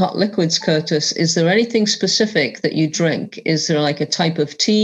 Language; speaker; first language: English; native; English